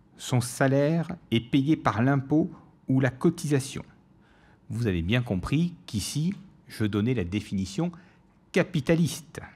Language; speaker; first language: French; native; French